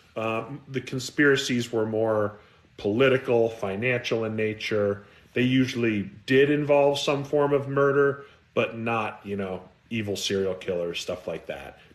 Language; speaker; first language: English; native; English